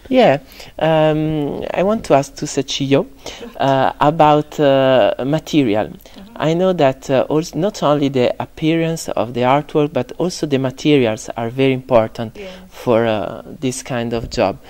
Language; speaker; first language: English; non-native, fluent; Italian